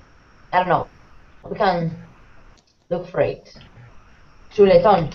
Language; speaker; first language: English; non-native, fluent; Spanish